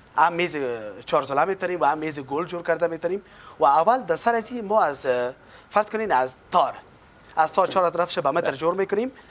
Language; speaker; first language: Persian; native; Persian